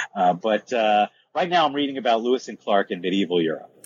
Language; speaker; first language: English; native; English